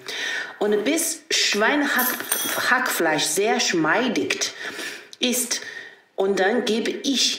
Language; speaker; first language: German; non-native, learner; Chinese